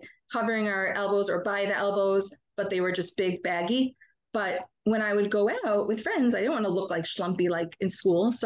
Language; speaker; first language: English; native; English